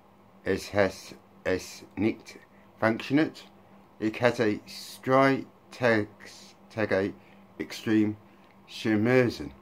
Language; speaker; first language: German; non-native, learner; English